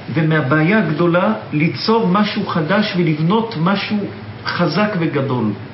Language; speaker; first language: Hebrew; native; Hebrew